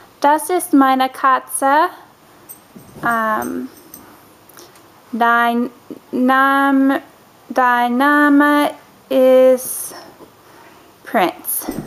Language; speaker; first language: German; non-native, learner; English